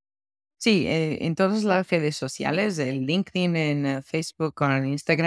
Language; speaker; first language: Spanish; non-native, fluent; Portuguese